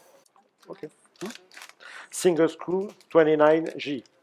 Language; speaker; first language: English; non-native, learner; French